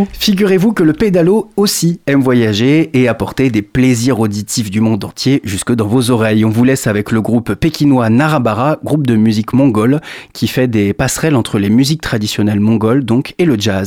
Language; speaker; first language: French; native; French